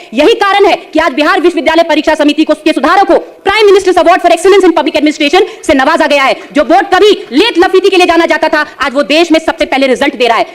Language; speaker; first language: Hindi; native; Hindi